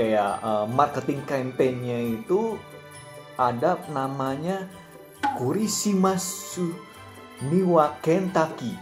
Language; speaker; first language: Indonesian; native; Indonesian